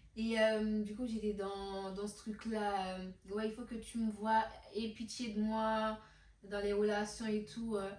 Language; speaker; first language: French; non-native, local second language; Haitian Creole